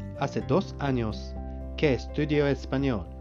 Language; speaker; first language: Spanish; non-native, fluent; Japanese